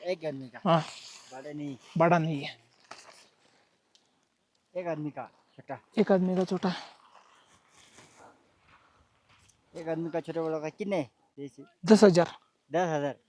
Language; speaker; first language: Hindi; non-native, local second language; Kannada